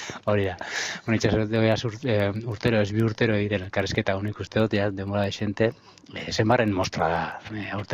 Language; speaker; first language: Basque; native; Basque